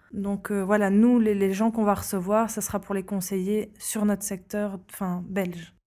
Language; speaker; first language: French; native; French